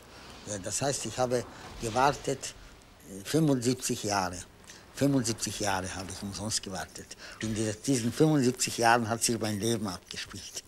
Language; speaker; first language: German; non-native, fluent; Polish